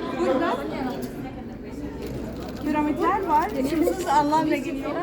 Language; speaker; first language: Turkish; non-native, learner; Arabic